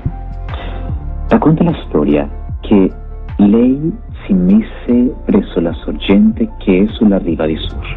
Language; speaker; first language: Italian; non-native, fluent; Spanish